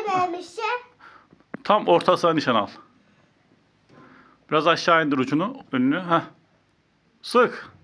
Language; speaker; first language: Turkish; native; Turkish